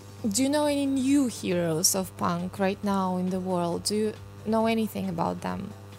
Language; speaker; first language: English; non-native, fluent; Russian